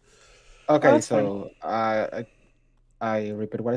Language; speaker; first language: English; non-native, fluent; Spanish